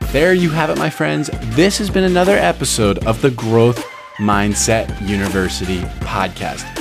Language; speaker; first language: English; native; English